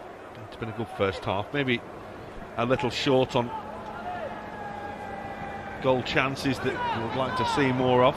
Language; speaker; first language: English; native; English